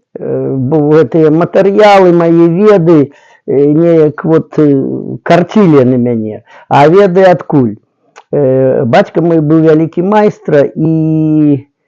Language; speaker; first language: Belarusian; native; Belarusian